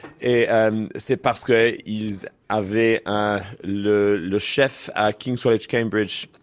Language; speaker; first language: French; non-native, learner; English